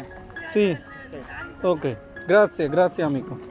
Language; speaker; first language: Italian; non-native, learner; Urdu